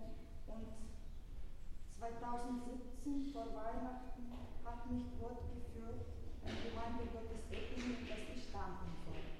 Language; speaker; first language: German; early bilingual, other home language; Russian